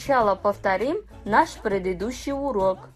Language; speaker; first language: Russian; non-native, fluent; Kazakh